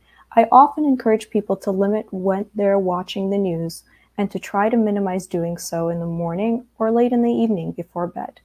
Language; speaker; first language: English; early bilingual, other home language; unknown